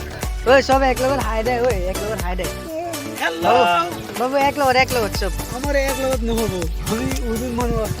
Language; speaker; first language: Hindi; non-native, local second language; Assamese